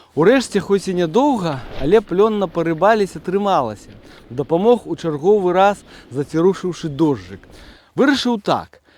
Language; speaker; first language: Belarusian; native; Belarusian